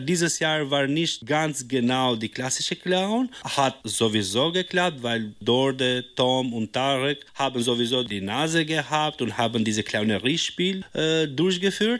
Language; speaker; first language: German; non-native, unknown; Albanian